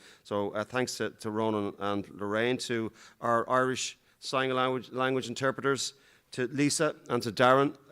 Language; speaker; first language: English; native; English